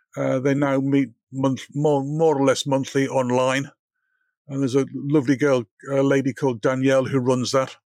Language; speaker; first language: English; native; English